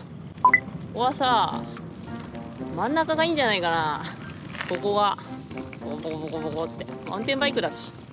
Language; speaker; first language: Japanese; native; Japanese